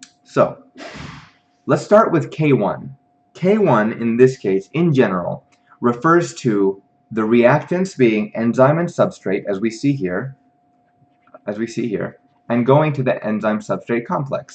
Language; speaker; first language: English; native; English